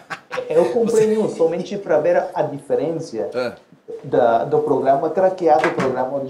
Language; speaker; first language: Portuguese; non-native, fluent; Spanish